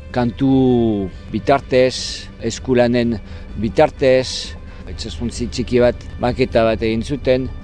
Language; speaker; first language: Basque; non-native, fluent; French